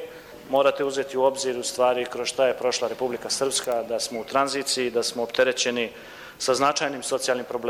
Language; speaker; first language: Croatian; native; Croatian